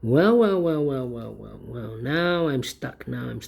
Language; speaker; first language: English; non-native, fluent; Dutch